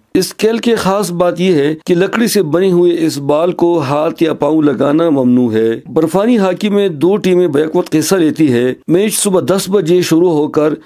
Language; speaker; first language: Urdu; non-native, local second language; Khowar